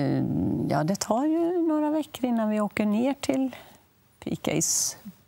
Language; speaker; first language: Swedish; native; Swedish